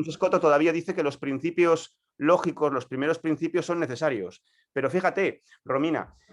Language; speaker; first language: Spanish; native; Spanish